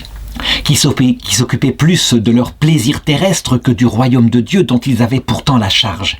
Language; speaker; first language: French; native; French